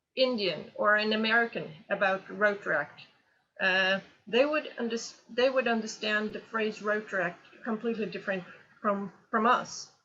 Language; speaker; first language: English; non-native, fluent; Norwegian